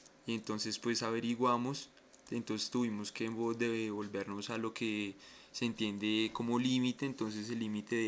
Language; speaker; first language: Spanish; native; Spanish